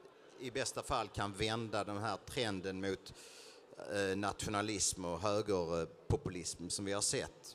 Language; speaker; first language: Swedish; native; Swedish